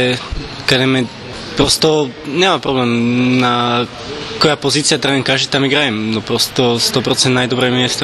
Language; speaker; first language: Bulgarian; non-native, learner; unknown